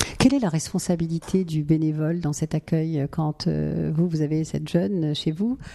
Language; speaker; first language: French; native; French